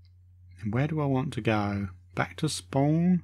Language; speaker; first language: English; native; English